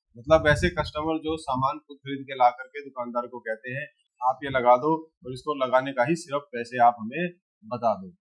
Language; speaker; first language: Hindi; native; Hindi